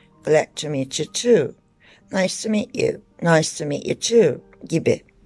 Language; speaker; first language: English; non-native, fluent; Turkish